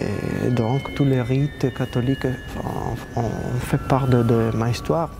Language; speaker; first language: French; non-native, fluent; Italian